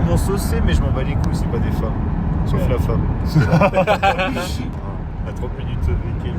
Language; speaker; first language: French; native; French